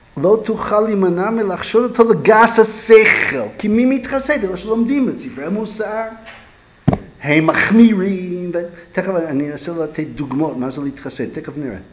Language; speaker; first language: Hebrew; non-native, fluent; English